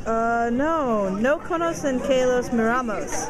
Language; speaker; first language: Spanish; non-native, learner; English